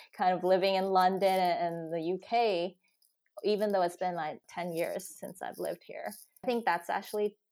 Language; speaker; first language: English; non-native, local second language; Cantonese